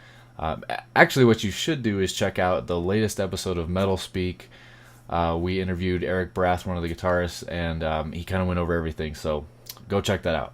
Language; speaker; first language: English; native; English